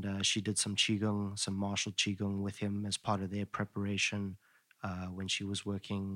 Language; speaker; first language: English; native; English